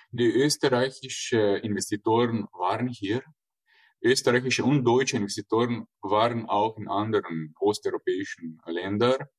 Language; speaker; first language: German; non-native, fluent; Slovenian